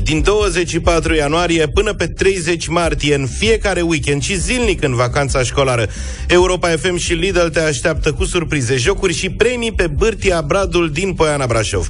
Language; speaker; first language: Romanian; native; Romanian